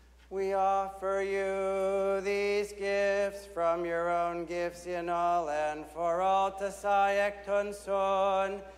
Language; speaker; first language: English; native; English